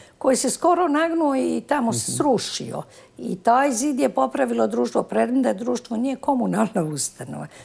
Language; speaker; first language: Croatian; native; Croatian